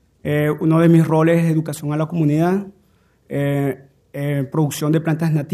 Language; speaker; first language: Spanish; native; Spanish